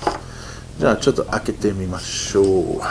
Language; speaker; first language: Japanese; non-native, fluent; English